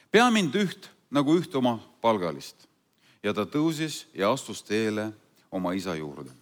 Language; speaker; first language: Estonian; non-native, fluent; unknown